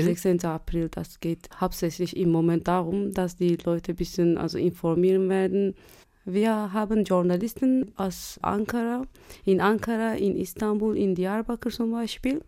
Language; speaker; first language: German; non-native, fluent; Turkish